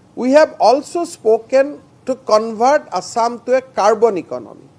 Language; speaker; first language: English; non-native, local second language; Assamese